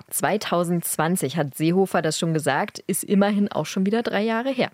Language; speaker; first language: German; native; German